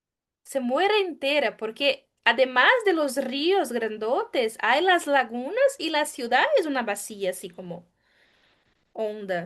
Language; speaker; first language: Spanish; non-native, fluent; Portuguese